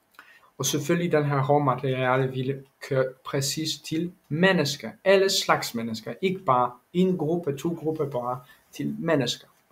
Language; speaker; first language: Danish; non-native, learner; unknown